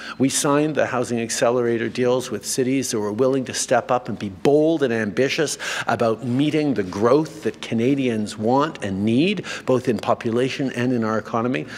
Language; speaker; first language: English; native; English